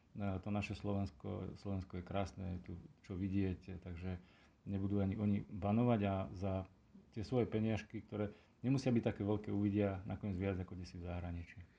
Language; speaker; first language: Slovak; native; Slovak